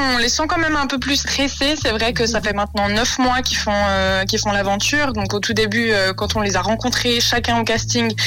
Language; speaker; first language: French; native; French